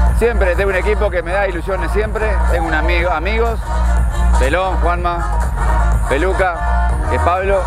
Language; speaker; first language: Spanish; native; Spanish